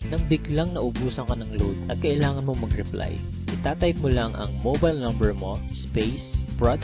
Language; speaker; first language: Filipino; native; Filipino